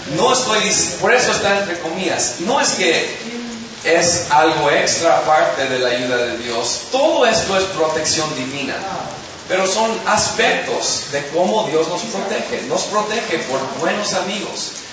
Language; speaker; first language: Spanish; non-native, fluent; English